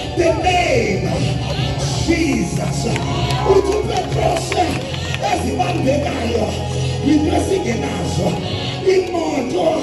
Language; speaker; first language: Zulu; non-native, local second language; Xhosa